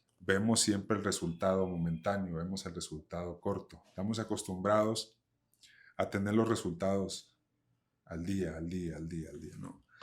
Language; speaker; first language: Spanish; native; Spanish